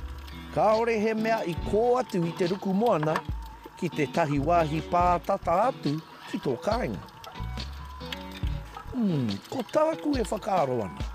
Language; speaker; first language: Māori; non-native, local second language; English